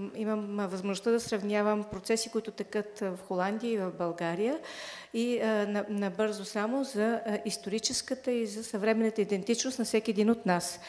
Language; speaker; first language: Bulgarian; native; Bulgarian